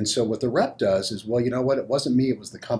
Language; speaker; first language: English; native; English